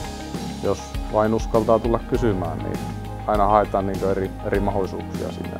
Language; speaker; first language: Finnish; native; Finnish